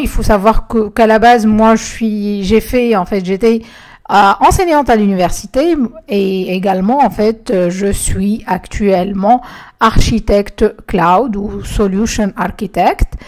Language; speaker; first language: French; non-native, local second language; Arabic